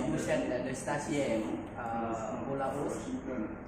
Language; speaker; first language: French; non-native, learner; Lao